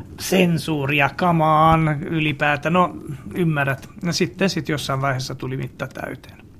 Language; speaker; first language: Finnish; non-native, fluent; Hungarian